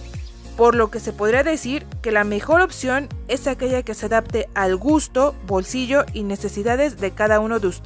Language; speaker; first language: Spanish; native; Spanish